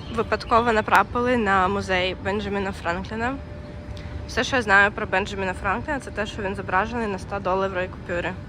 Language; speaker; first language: Ukrainian; native; Ukrainian